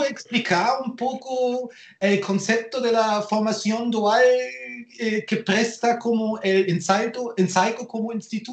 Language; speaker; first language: Spanish; non-native, fluent; German